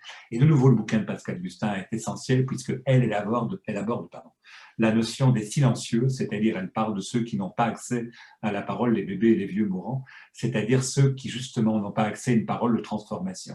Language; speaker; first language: French; native; French